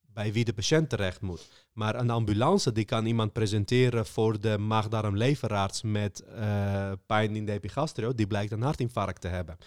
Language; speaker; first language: Dutch; early bilingual, other home language; Armenian